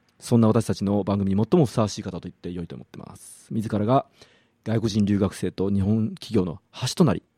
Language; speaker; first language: Japanese; native; Japanese